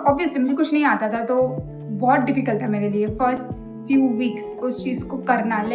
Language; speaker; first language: Hindi; non-native, local second language; Bangla